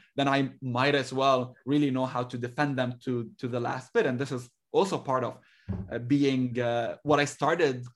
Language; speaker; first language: English; non-native, fluent; Arabic